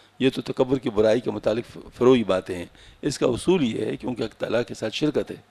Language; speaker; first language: Urdu; non-native, local second language; Pashto